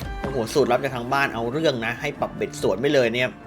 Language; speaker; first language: Thai; native; Thai